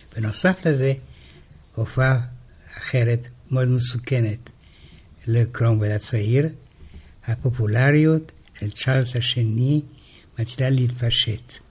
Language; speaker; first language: Hebrew; non-native, fluent; Romanian